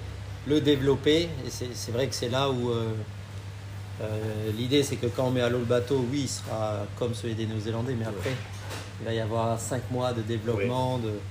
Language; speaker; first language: French; native; French